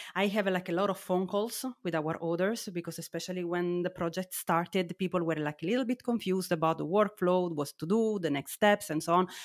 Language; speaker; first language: English; non-native, fluent; Italian